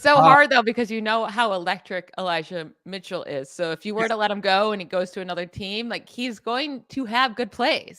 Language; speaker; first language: English; native; English